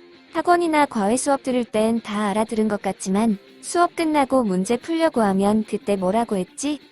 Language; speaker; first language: Korean; native; Korean